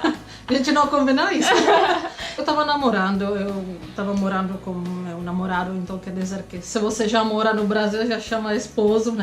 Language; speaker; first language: Portuguese; non-native, fluent; Czech